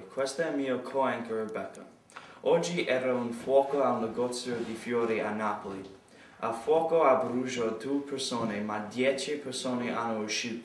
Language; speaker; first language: Italian; non-native, learner; English